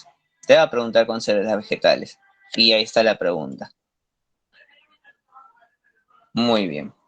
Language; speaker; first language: Spanish; native; Spanish